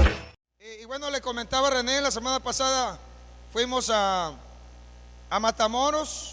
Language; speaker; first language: Spanish; native; Spanish